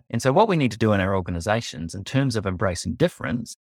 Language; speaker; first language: English; native; English